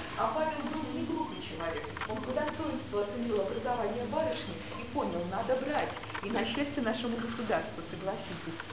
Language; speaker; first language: Russian; native; Russian